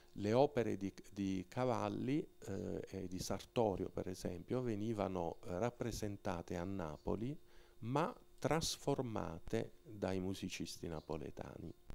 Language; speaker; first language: Italian; native; Italian